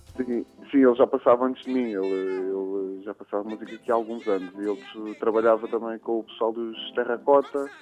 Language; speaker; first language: Portuguese; native; Portuguese